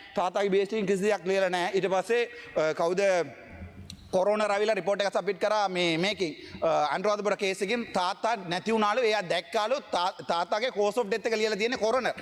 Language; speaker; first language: Sinhala; non-native, local second language; Tamil